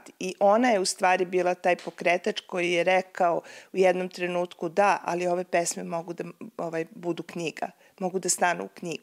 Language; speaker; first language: Serbian; native; Serbian